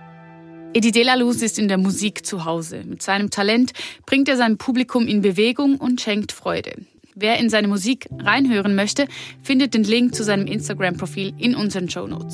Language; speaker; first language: German; native; German